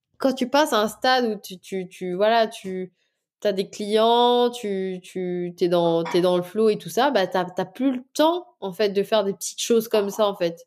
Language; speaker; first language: French; non-native, local second language; Morisyen